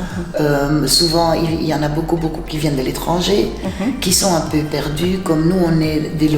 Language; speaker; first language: French; non-native, fluent; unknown